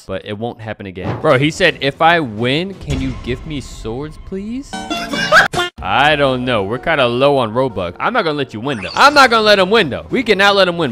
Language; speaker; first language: English; native; English